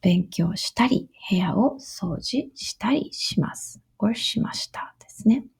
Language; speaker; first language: Japanese; non-native, fluent; English